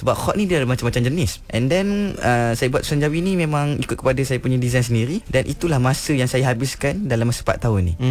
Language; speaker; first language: Malay; native; Malay